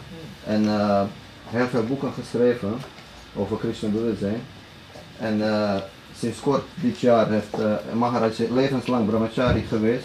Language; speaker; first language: Dutch; non-native, fluent; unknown